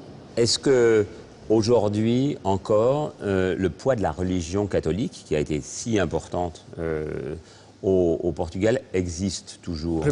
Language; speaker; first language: French; native; French